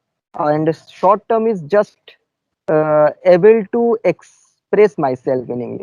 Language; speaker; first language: English; non-native, fluent; Bangla